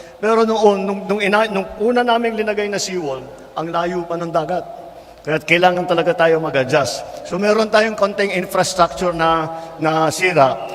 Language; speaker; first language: Filipino; native; Filipino